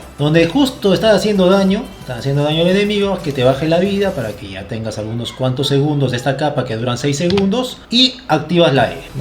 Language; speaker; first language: Spanish; native; Spanish